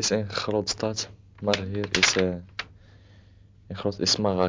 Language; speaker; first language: Dutch; non-native, learner; Arabic